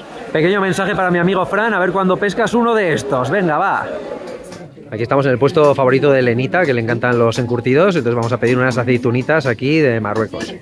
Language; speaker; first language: Spanish; native; Spanish